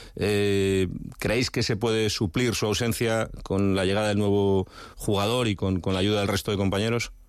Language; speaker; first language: Spanish; native; Spanish